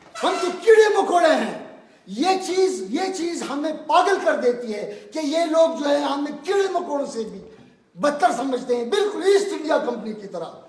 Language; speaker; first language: Urdu; non-native, local second language; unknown